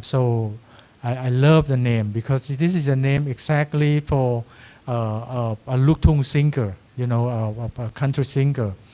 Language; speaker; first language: English; non-native, fluent; Thai